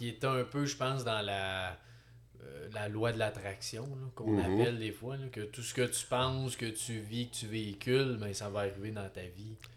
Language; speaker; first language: French; native; French